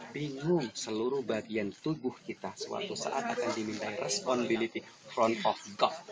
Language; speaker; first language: Indonesian; native; Indonesian